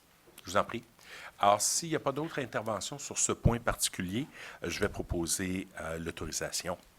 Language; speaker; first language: French; native; French